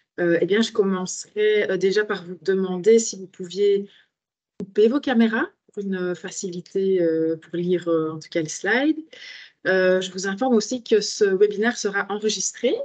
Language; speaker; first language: French; native; French